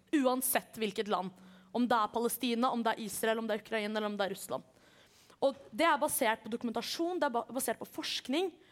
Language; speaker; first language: Norwegian; early bilingual, other home language; Kurdish